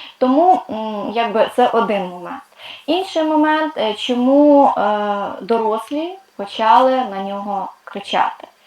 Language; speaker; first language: Ukrainian; non-native, local second language; Russian